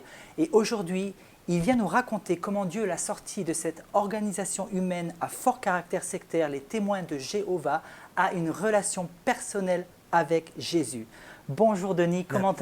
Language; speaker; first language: French; native; French